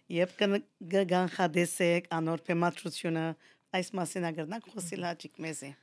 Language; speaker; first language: Armenian; early bilingual, heritage; Armenian